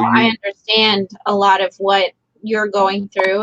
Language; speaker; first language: English; native; English